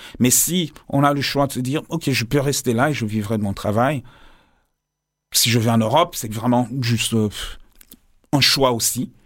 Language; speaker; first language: French; non-native, local second language; Lingala